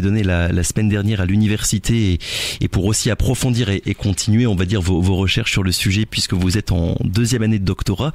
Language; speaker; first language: French; native; French